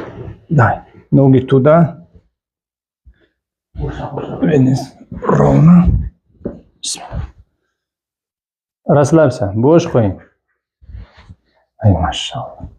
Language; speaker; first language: Russian; non-native, local second language; Tajik